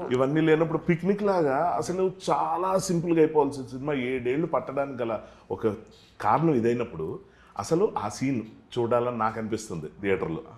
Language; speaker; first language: Telugu; native; Telugu